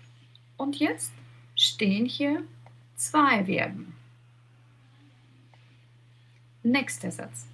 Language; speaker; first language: German; non-native, fluent; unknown